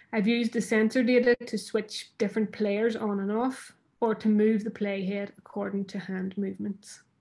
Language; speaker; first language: English; native; English